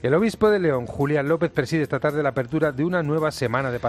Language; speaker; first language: Spanish; native; Spanish